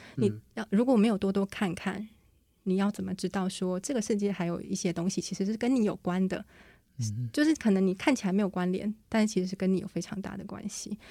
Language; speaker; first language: Chinese; native; Chinese